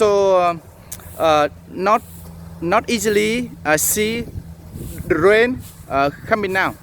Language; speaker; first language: English; non-native, learner; Vietnamese